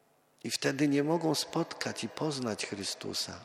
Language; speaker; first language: Polish; native; Polish